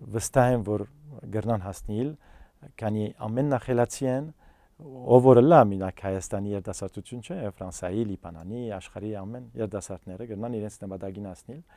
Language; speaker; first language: Armenian; early bilingual, heritage; Armenian